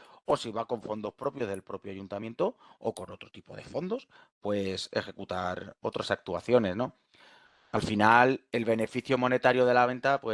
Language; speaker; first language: Spanish; native; Spanish